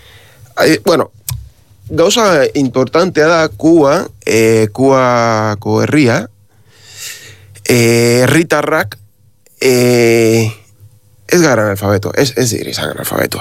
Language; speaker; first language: Basque; non-native, learner; Spanish